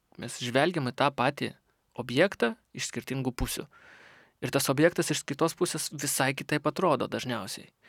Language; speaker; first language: Lithuanian; non-native, local second language; Russian